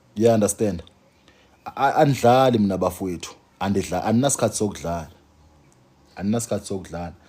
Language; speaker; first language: Zulu; non-native, local second language; Xhosa